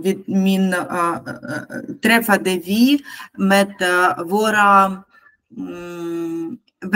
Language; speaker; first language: Swedish; non-native, learner; Russian